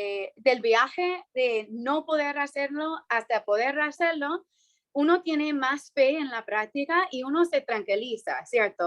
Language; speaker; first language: Spanish; non-native, fluent; English